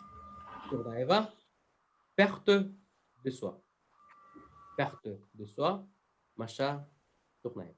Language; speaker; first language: French; non-native, fluent; Spanish